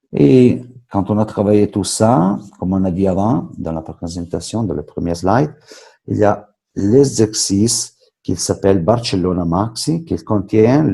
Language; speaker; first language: French; non-native, fluent; Italian